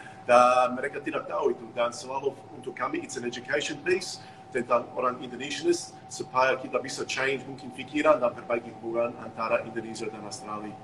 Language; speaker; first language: Indonesian; non-native, fluent; English